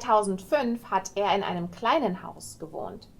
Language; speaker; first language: German; non-native, fluent; English